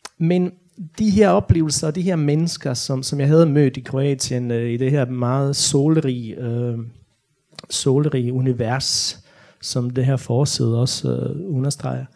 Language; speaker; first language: Danish; non-native, fluent; Bosnian